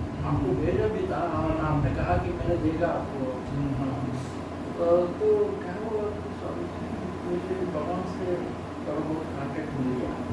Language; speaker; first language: Hindi; non-native, local second language; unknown